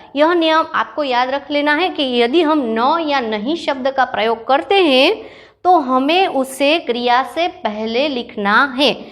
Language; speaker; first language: Hindi; non-native, local second language; Gujarati